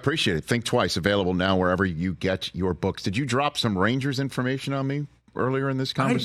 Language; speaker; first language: English; native; English